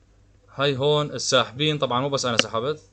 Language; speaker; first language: Arabic; native; Arabic